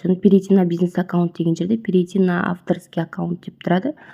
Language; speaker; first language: Russian; non-native, local second language; Kazakh